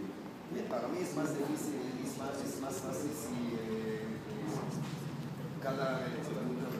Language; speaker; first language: Spanish; non-native, fluent; Hebrew